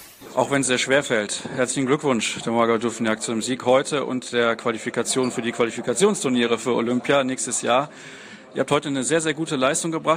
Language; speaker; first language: German; native; German